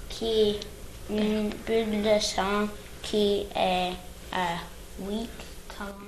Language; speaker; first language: French; early bilingual, other home language; English